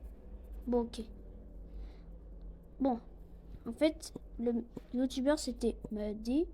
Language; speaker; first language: French; non-native, local second language; Arabic